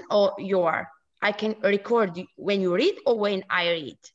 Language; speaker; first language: English; non-native, learner; Italian